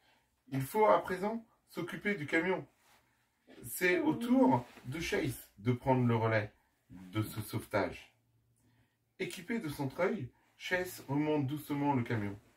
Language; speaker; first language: French; native; French